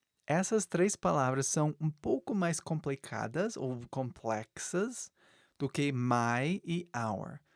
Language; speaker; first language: Portuguese; non-native, fluent; English